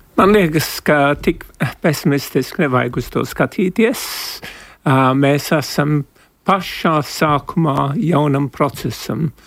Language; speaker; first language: Latvian; early bilingual, heritage; Latvian